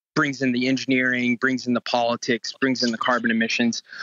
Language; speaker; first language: English; native; English